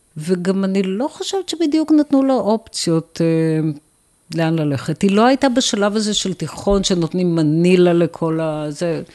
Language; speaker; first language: Hebrew; native; Hebrew